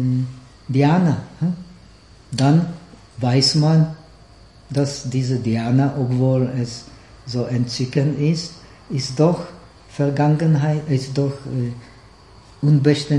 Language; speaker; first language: German; non-native, fluent; Czech